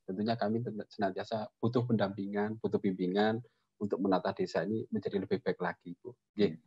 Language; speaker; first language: Indonesian; non-native, local second language; Javanese